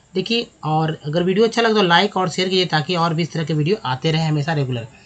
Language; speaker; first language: Hindi; native; Hindi